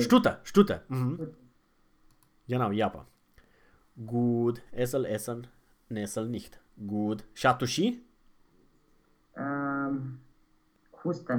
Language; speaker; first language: German; non-native, fluent; Romanian